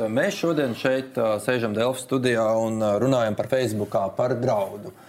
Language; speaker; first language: Latvian; non-native, local second language; Russian